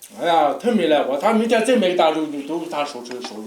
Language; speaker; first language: Chinese; native; Chinese